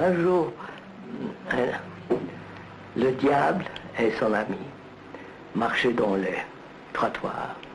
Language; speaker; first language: French; non-native, learner; Telugu